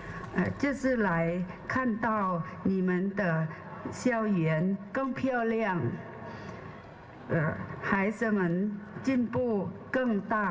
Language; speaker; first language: Chinese; non-native, fluent; Thai